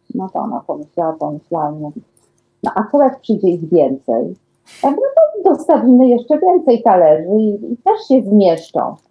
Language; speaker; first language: Polish; native; Polish